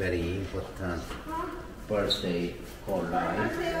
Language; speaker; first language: English; non-native, learner; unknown